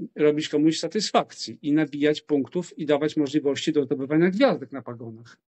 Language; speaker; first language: Polish; native; Polish